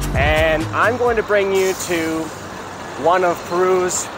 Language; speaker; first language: English; native; English